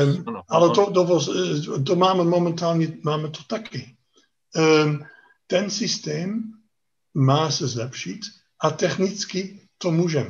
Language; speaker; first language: Czech; non-native, fluent; Dutch